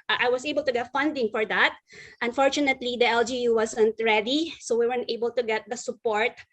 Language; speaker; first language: English; non-native, local second language; Filipino